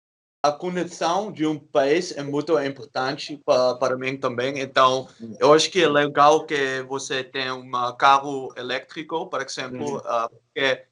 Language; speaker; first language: Portuguese; non-native, learner; Dutch